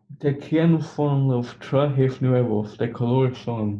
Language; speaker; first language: Spanish; non-native, learner; English